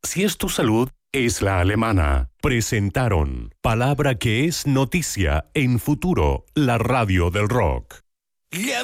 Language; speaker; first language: Spanish; native; Spanish